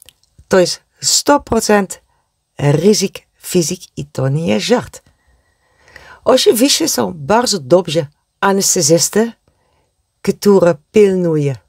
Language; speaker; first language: Polish; non-native, learner; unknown